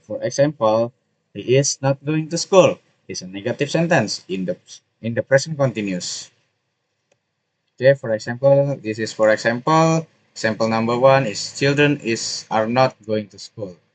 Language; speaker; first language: English; non-native, learner; Indonesian